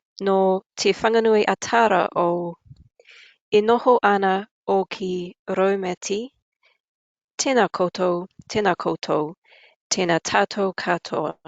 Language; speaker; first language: Māori; non-native, learner; English